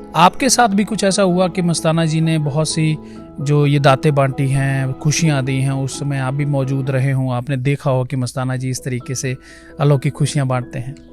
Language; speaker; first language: Hindi; native; Hindi